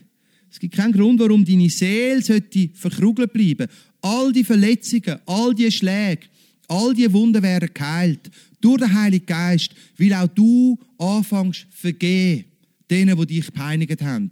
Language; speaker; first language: German; native; German